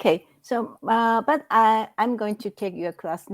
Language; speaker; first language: English; non-native, learner; Japanese